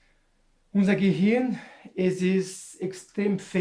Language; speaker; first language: German; non-native, learner; Portuguese